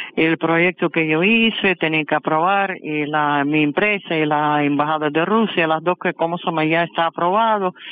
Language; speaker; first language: Spanish; non-native, fluent; Russian